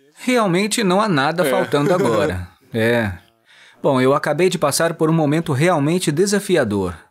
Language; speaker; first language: Portuguese; non-native, fluent; Hebrew